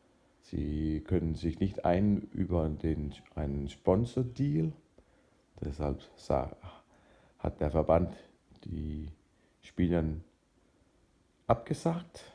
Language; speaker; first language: German; non-native, fluent; Danish